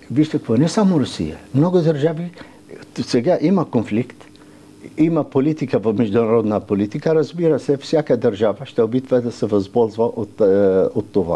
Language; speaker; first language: Bulgarian; non-native, fluent; Arabic